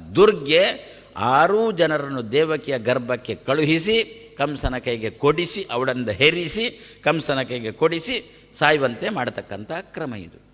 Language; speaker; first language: Kannada; non-native, local second language; Tulu